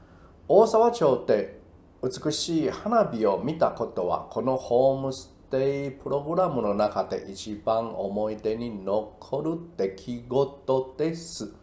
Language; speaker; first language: Japanese; non-native, fluent; Chinese